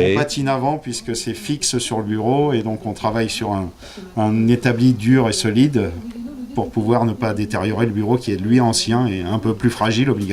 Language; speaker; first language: French; native; French